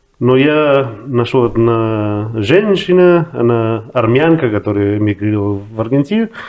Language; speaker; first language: Russian; non-native, fluent; Spanish